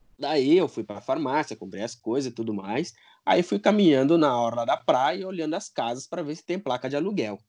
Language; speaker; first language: Portuguese; non-native, local second language; Upper Guinea Crioulo